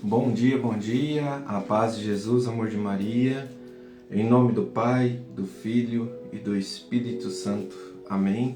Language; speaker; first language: Portuguese; native; Portuguese